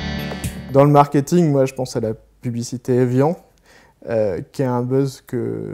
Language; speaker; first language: French; native; French